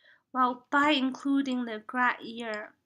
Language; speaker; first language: English; non-native, fluent; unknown